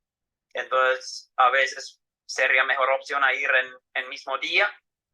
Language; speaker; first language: Spanish; non-native, fluent; Finnish